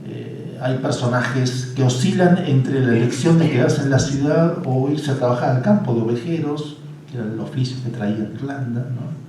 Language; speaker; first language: Spanish; native; Spanish